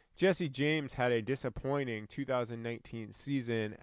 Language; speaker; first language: English; native; English